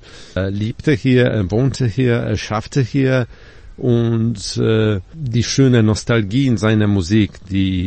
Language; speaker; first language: German; non-native, fluent; Polish